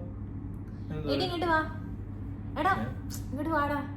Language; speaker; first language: Malayalam; native; Malayalam